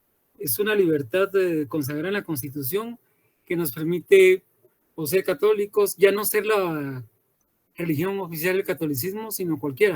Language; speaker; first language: Spanish; native; Spanish